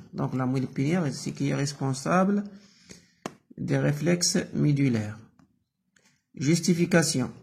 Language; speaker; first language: French; non-native, local second language; Arabic